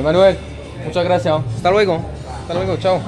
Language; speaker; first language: Spanish; non-native, learner; French